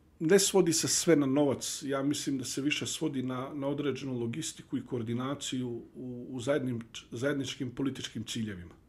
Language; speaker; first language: Bosnian; early bilingual, heritage; Bosnian